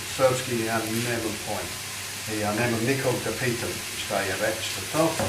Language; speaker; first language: Bosnian; non-native, learner; English